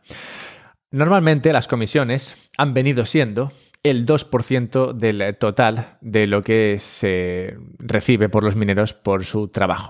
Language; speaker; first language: Spanish; native; Spanish